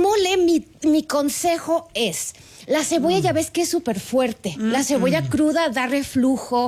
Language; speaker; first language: Spanish; native; Spanish